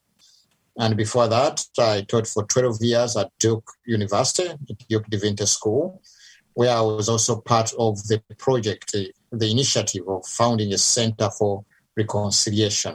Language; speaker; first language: English; non-native, local second language; Ganda